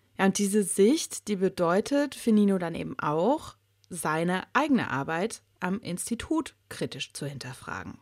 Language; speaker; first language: German; native; German